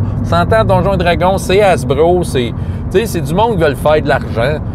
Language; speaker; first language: French; native; French